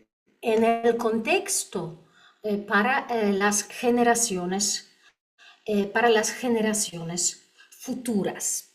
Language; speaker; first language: Spanish; non-native, learner; Polish